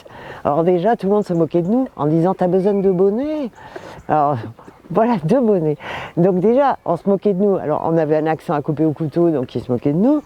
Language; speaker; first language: French; native; French